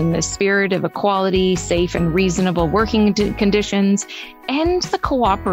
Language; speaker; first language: English; native; English